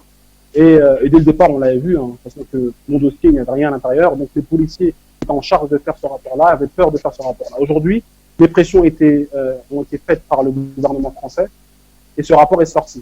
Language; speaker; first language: French; native; French